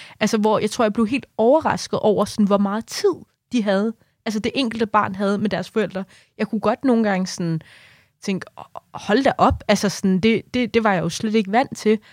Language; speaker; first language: Danish; early bilingual, other home language; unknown